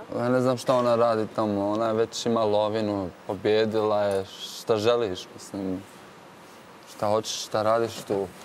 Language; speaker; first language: Bosnian; early bilingual, heritage; Bosnian